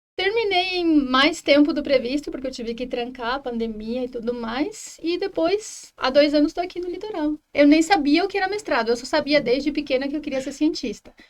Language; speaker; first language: Portuguese; non-native, fluent; Spanish